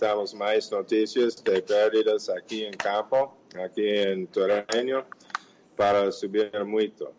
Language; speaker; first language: Portuguese; non-native, fluent; English